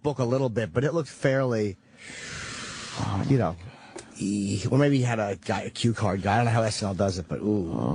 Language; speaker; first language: English; native; English